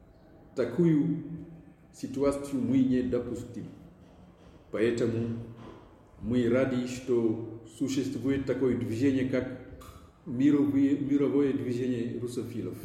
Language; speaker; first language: Russian; non-native, fluent; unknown